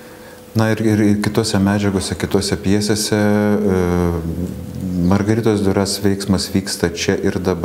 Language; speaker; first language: Lithuanian; native; Lithuanian